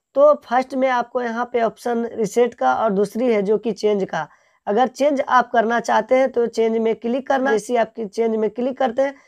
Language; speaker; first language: Hindi; native; Hindi